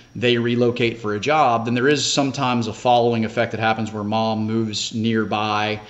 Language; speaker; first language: English; native; English